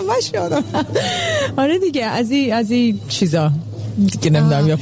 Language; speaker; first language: Persian; early bilingual, heritage; Persian